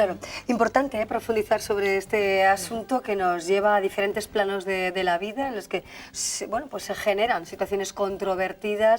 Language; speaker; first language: Spanish; native; Spanish